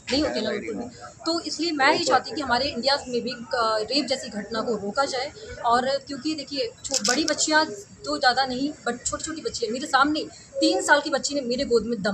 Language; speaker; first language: Hindi; native; Hindi